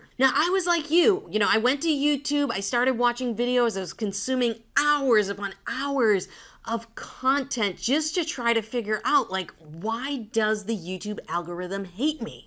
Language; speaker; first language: English; native; English